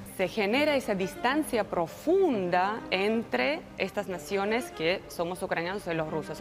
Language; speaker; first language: Spanish; non-native, fluent; Ukrainian